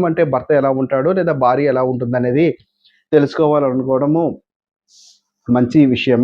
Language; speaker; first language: Telugu; native; Telugu